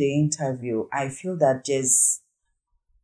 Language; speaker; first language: English; non-native, local second language; Igbo